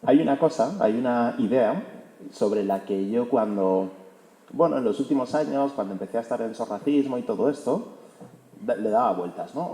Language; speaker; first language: Spanish; early bilingual, other home language; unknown